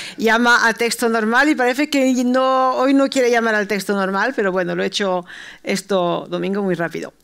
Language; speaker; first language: Spanish; early bilingual, heritage; Spanish